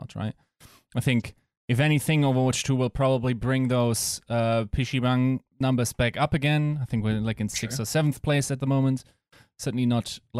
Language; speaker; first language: English; non-native, fluent; German